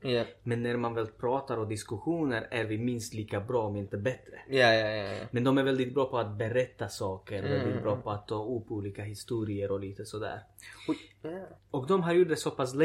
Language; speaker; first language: Swedish; early bilingual, other home language; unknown